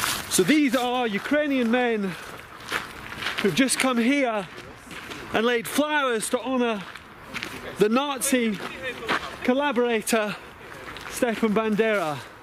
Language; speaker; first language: English; native; English